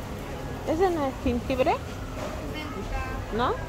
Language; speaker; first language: Spanish; non-native, fluent; Haitian Creole